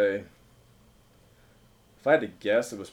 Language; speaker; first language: English; native; English